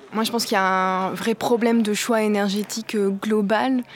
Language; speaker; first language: French; native; French